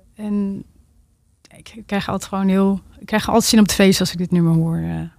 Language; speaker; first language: Dutch; native; Dutch